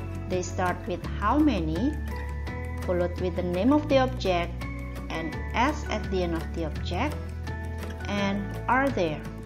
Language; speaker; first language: English; non-native, fluent; Indonesian